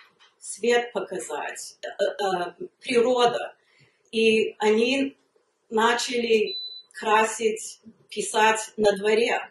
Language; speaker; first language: Russian; early bilingual, heritage; Russian